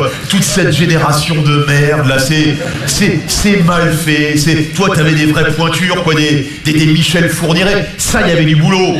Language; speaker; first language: French; native; French